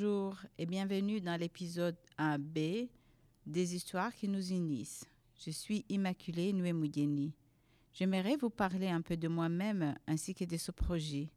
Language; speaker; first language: French; non-native, local second language; Kinyarwanda